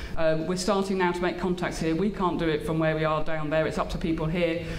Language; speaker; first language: English; native; English